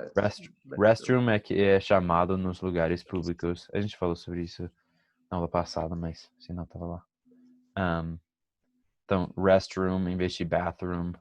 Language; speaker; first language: Portuguese; non-native, fluent; English